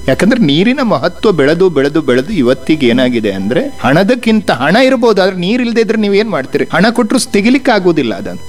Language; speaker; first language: Kannada; non-native, local second language; Malayalam